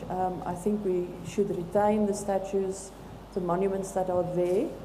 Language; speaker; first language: English; non-native, local second language; Afrikaans